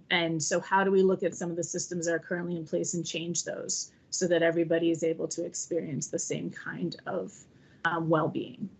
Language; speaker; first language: English; native; English